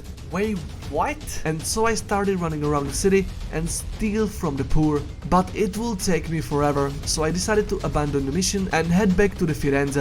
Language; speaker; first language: English; non-native, fluent; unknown